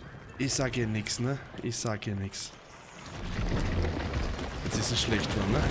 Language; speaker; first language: German; native; German